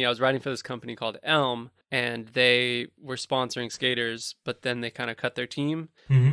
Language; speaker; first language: English; native; English